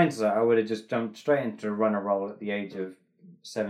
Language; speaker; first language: English; native; English